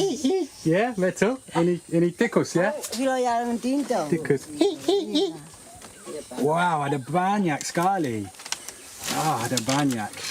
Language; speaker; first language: Indonesian; non-native, learner; English